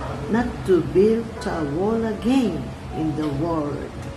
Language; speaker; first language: English; non-native, learner; Japanese